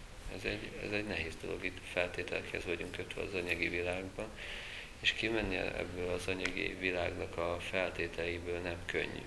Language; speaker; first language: Hungarian; native; Hungarian